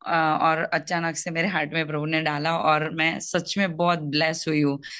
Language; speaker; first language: Hindi; non-native, local second language; Gujarati